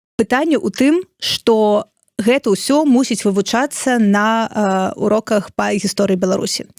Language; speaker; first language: Belarusian; non-native, local second language; Russian